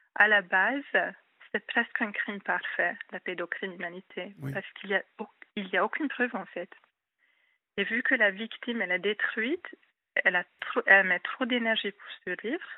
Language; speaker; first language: French; non-native, fluent; Hungarian